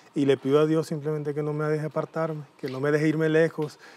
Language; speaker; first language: Spanish; native; Spanish